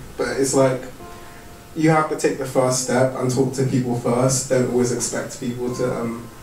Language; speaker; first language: English; non-native, fluent; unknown